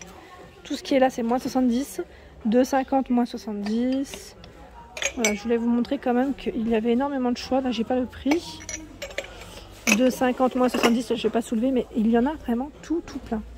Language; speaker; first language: French; native; French